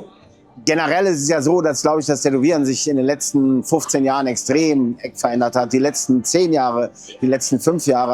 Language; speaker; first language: German; native; German